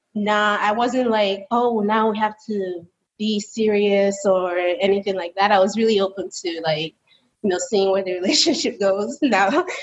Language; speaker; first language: English; early bilingual, other home language; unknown